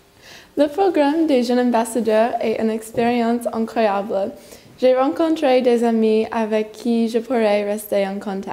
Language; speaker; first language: French; non-native, learner; English